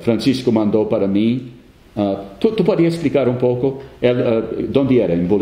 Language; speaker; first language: Spanish; non-native, fluent; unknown